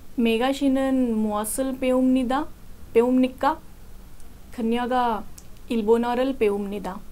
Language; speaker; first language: Korean; non-native, learner; Marathi